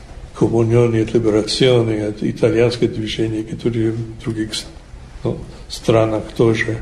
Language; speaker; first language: Russian; non-native, fluent; English